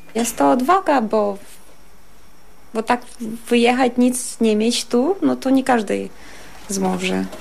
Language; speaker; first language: Polish; non-native, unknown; Russian